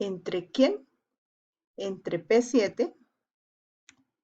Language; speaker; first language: Spanish; native; Spanish